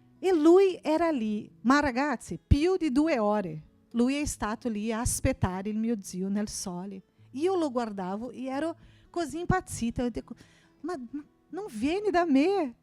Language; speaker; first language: Italian; non-native, fluent; Portuguese